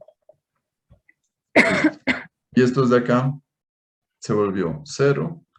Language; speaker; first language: Spanish; native; Spanish